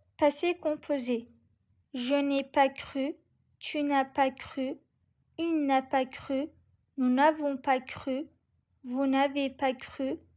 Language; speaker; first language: French; non-native, learner; Turkish